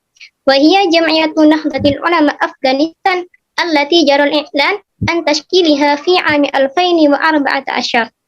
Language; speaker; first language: Arabic; non-native, learner; Indonesian